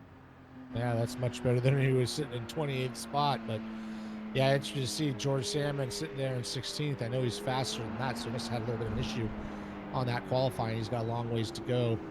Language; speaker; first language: English; native; English